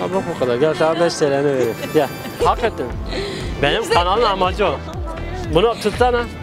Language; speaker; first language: Turkish; native; Turkish